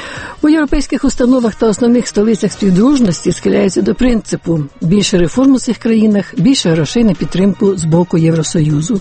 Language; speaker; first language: Ukrainian; native; Ukrainian